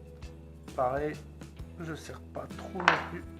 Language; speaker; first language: French; native; French